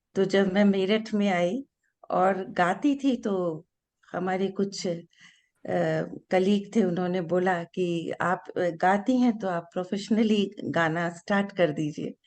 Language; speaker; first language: Hindi; non-native, local second language; Bangla